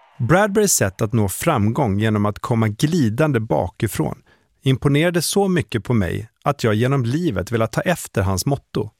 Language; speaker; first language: Swedish; native; Swedish